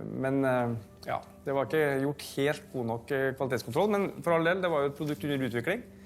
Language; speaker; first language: Norwegian; native; Norwegian